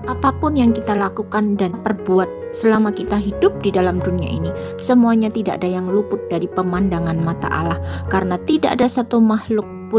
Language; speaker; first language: Indonesian; native; Indonesian